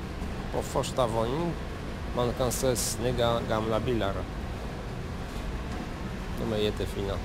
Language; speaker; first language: Swedish; non-native, learner; Polish